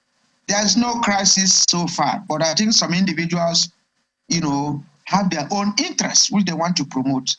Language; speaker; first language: English; non-native, local second language; Igbo